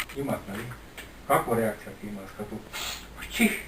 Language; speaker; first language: Bulgarian; non-native, learner; Finnish